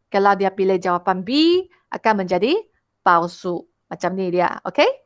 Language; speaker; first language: Malay; non-native, local second language; Chinese